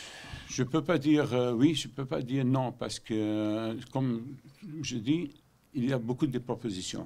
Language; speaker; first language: French; non-native, learner; Dutch